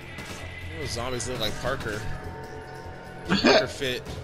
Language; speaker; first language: English; native; English